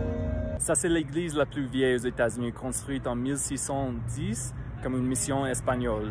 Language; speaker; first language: French; non-native, fluent; English